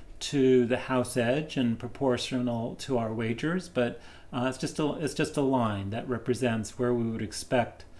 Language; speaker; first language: English; native; English